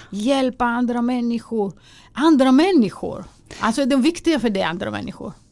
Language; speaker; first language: Swedish; non-native, fluent; Greek